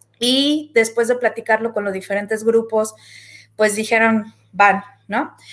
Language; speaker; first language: Spanish; native; Spanish